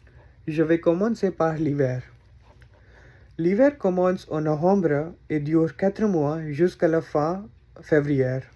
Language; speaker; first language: French; non-native, learner; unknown